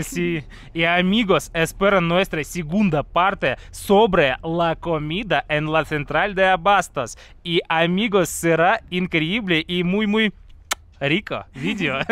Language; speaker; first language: Spanish; non-native, fluent; Russian